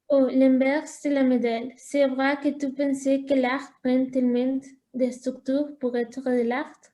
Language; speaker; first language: French; non-native, learner; Spanish